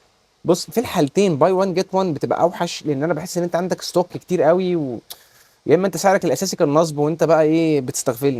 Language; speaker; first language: Arabic; native; Arabic